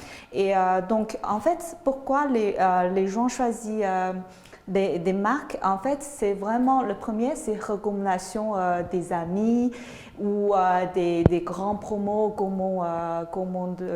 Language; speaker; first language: French; non-native, fluent; Chinese